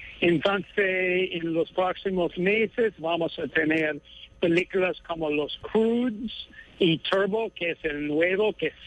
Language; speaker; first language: Spanish; non-native, fluent; English